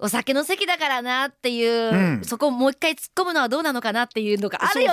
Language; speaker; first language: Japanese; native; Japanese